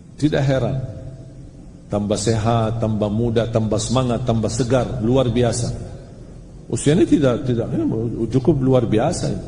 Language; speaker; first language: Malay; non-native, fluent; Arabic